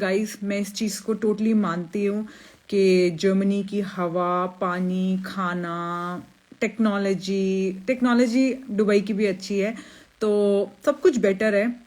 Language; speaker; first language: Hindi; native; Hindi